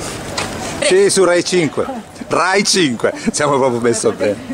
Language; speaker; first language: Italian; native; Italian